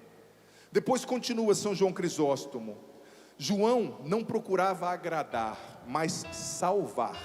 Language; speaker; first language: Portuguese; native; Portuguese